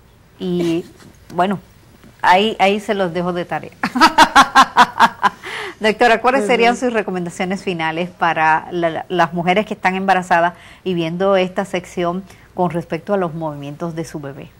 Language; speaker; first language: Spanish; native; Spanish